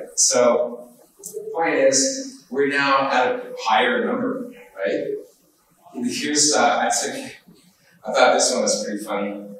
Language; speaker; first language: English; native; English